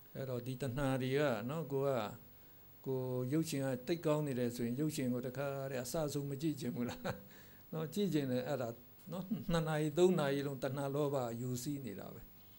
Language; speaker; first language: Burmese; native; Burmese